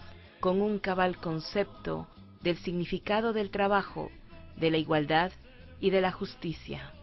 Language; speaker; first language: Spanish; native; Spanish